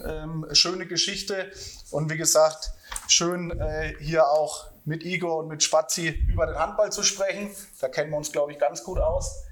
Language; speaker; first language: German; native; German